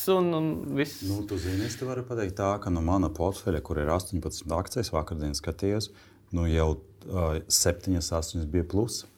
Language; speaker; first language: Latvian; non-native, local second language; Russian